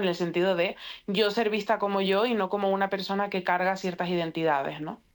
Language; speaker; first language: Spanish; native; Spanish